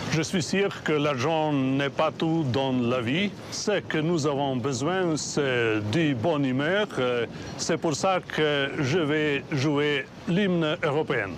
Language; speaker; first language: French; non-native, fluent; Slovenian